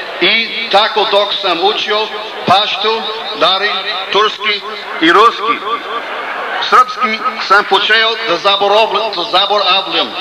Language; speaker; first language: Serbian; non-native, learner; English